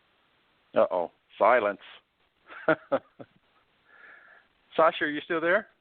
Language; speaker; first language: English; native; English